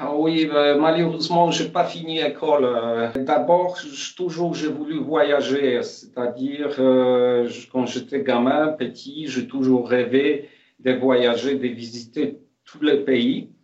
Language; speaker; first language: French; non-native, fluent; Polish